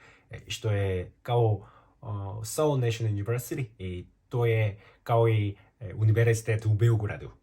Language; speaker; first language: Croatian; non-native, fluent; Korean